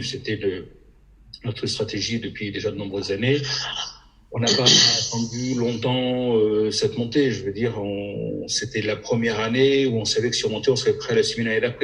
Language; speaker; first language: French; native; French